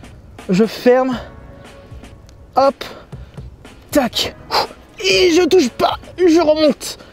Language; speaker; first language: French; native; French